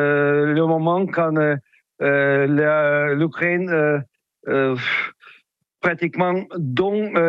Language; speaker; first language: French; non-native, fluent; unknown